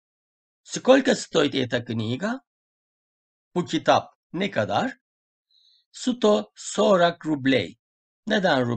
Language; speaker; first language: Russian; non-native, fluent; Turkish